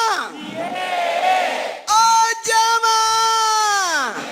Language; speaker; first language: Indonesian; native; Indonesian